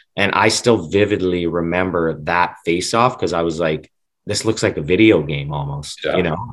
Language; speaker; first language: English; native; English